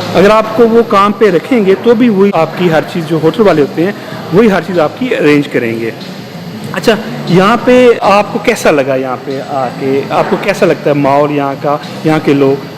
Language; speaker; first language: Urdu; native; Urdu